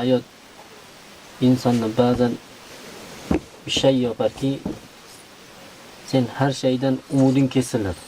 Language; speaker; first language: Turkish; non-native, learner; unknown